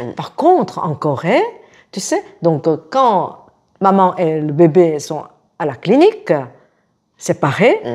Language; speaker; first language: French; non-native, fluent; Korean